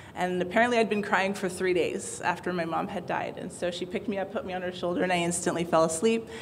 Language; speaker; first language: English; native; English